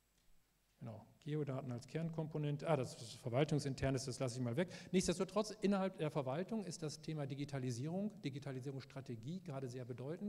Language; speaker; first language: German; native; German